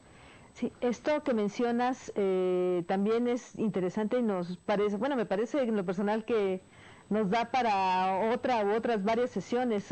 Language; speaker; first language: Spanish; native; Spanish